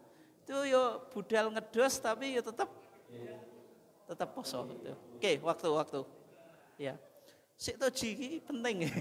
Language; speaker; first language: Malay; non-native, local second language; Javanese